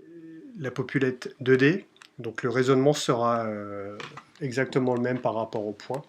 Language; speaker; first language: French; native; French